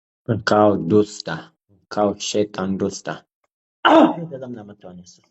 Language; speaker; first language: Malay; native; Malay